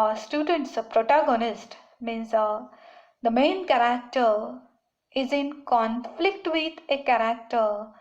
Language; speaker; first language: English; non-native, local second language; Marathi